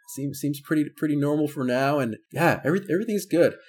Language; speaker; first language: English; native; English